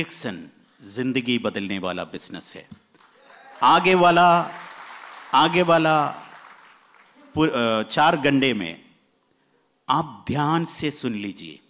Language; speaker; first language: Hindi; non-native, fluent; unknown